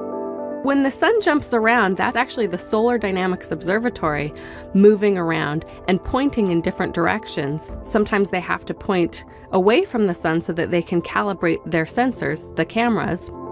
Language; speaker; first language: English; native; English